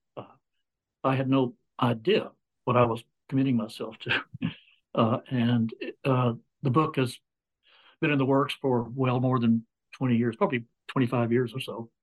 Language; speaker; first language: English; native; English